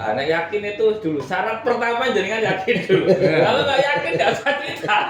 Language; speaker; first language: Indonesian; native; Indonesian